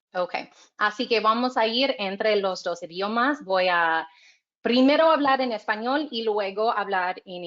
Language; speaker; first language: Spanish; non-native, fluent; English